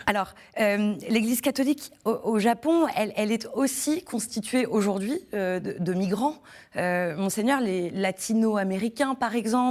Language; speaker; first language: French; native; French